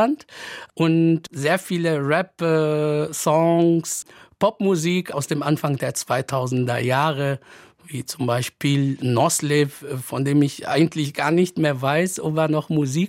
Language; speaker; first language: German; non-native, fluent; Arabic